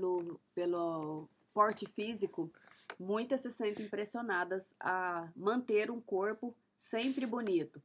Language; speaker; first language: Portuguese; native; Portuguese